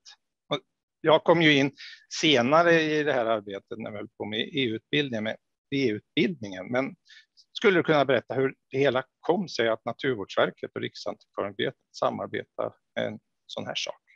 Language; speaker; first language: Swedish; native; Swedish